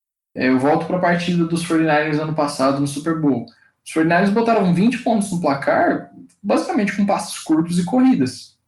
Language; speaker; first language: Portuguese; native; Portuguese